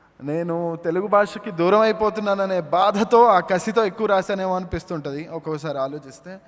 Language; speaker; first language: Telugu; native; Telugu